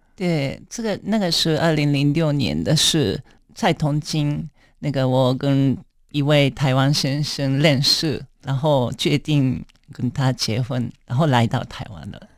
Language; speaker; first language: Chinese; non-native, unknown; Japanese